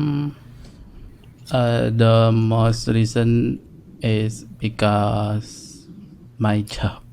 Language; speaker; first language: English; non-native, learner; Indonesian